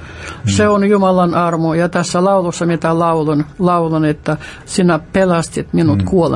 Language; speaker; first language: Finnish; non-native, fluent; Russian